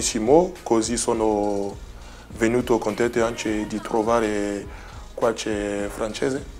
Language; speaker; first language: Italian; non-native, learner; French